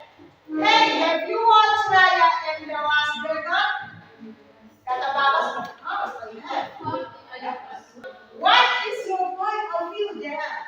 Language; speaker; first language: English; non-native, learner; Indonesian